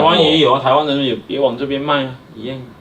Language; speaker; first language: Chinese; native; Chinese